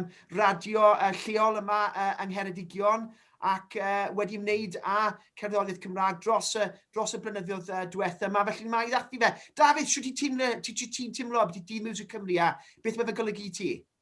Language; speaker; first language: Welsh; native; Welsh